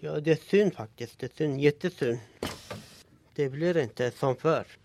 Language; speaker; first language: Swedish; non-native, learner; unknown